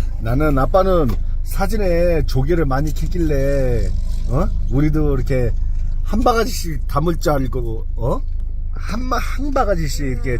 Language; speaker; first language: Korean; native; Korean